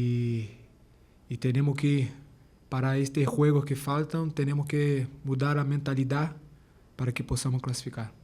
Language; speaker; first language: Spanish; non-native, learner; Portuguese